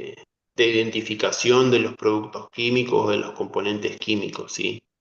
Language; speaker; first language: Spanish; native; Spanish